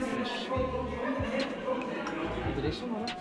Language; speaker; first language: German; non-native, learner; Arabic